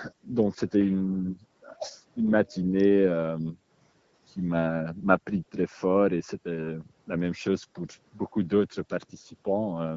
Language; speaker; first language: French; non-native, local second language; Dutch